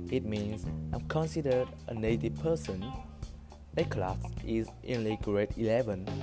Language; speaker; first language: English; non-native, learner; Vietnamese